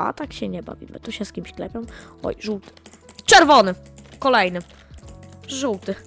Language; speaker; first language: Polish; native; Polish